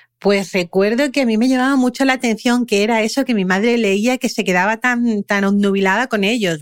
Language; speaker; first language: Spanish; native; Spanish